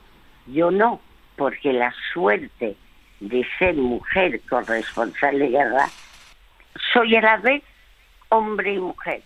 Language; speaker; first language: Spanish; early bilingual, other home language; French